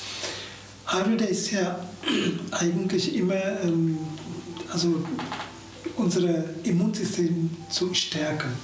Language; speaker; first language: German; non-native, fluent; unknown